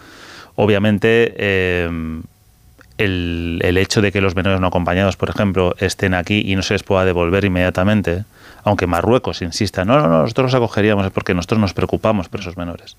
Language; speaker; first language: Spanish; native; Spanish